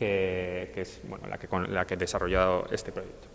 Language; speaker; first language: Spanish; native; Spanish